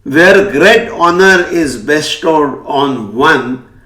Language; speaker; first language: English; non-native, local second language; Hindi